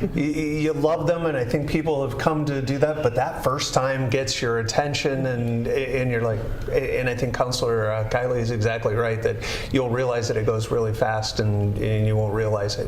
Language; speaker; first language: English; native; English